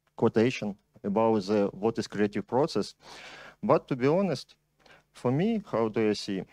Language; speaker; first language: English; non-native, fluent; Ukrainian